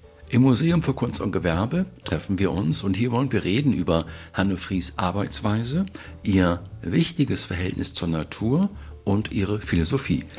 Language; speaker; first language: German; native; German